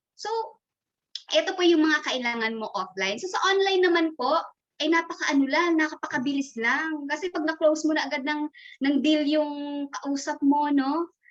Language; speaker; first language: Filipino; non-native, local second language; Masbatenyo